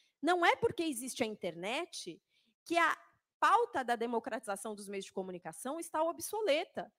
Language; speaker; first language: Portuguese; native; Portuguese